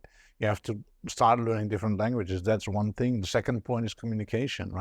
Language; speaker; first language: English; non-native, fluent; Dutch